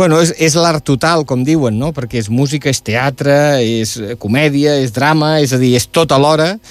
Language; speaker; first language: Catalan; native; Catalan